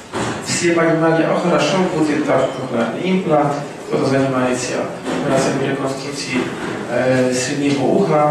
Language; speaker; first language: Russian; non-native, fluent; Polish